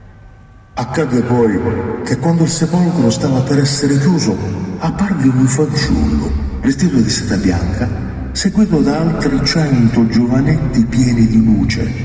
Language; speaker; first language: Italian; native; Italian